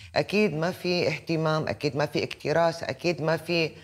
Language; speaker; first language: Arabic; native; Arabic